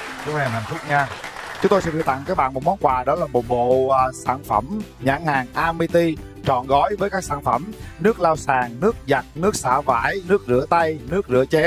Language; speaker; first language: Vietnamese; native; Vietnamese